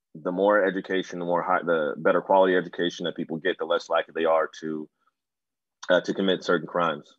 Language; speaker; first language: English; native; English